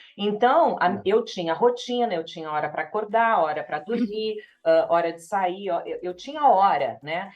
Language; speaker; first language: Portuguese; native; Portuguese